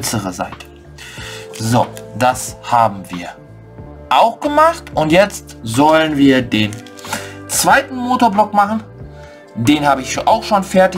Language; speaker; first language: German; native; German